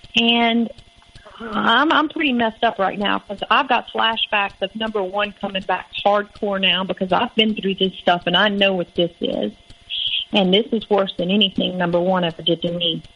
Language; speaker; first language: English; native; English